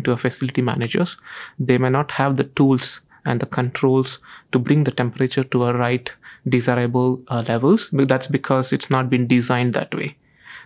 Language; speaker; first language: English; non-native, local second language; Tamil